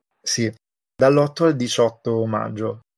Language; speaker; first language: Italian; native; Italian